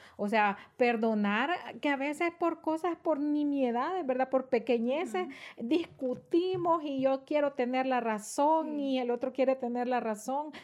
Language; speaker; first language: Spanish; native; Spanish